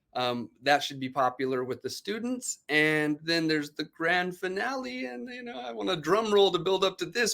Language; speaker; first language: English; native; English